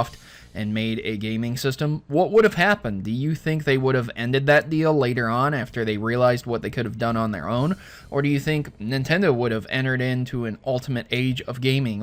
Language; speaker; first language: English; native; English